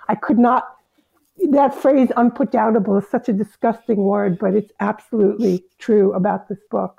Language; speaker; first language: English; native; English